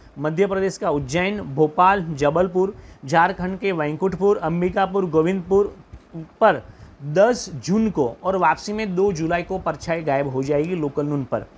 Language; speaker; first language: Hindi; non-native, local second language; Gujarati